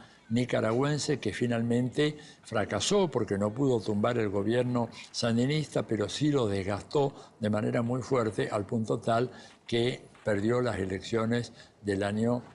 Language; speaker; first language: Spanish; native; Spanish